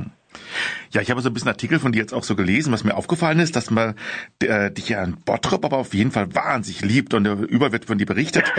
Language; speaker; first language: German; native; German